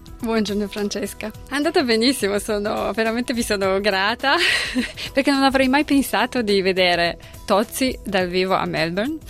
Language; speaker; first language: Italian; non-native, fluent; Polish